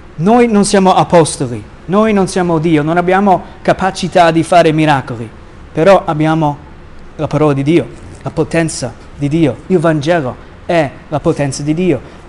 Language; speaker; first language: Italian; non-native, fluent; English